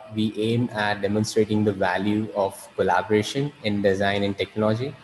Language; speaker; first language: English; non-native, local second language; Hindi